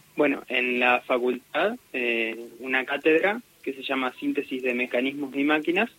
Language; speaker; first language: Spanish; native; Spanish